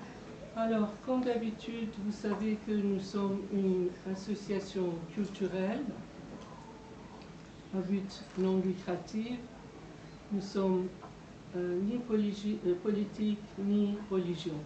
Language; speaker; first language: French; non-native, fluent; Persian